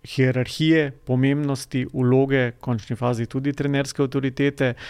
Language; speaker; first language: Slovenian; native; Slovenian